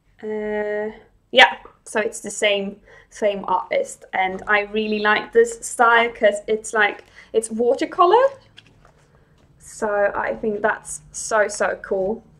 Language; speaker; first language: English; non-native, fluent; Swedish